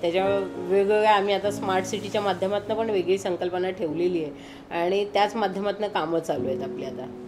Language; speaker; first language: Marathi; non-native, local second language; Kannada